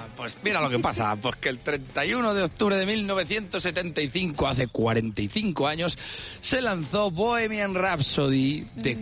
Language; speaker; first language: Spanish; native; Spanish